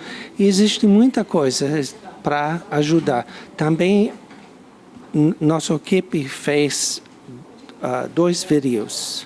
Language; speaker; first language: Portuguese; non-native, fluent; English